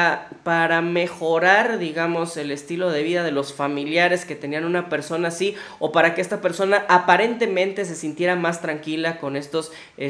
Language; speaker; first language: Spanish; native; Spanish